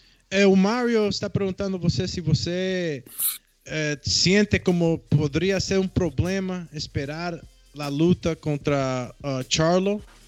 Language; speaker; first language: Portuguese; non-native, learner; English